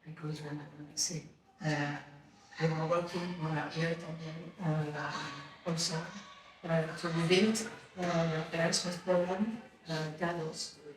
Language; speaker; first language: English; non-native, learner; French